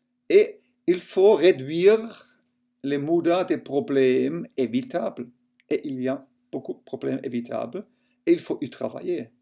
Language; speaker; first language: French; non-native, local second language; German